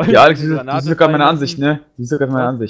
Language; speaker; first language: German; native; German